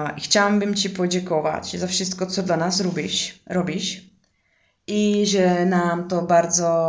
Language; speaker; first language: Polish; non-native, learner; Czech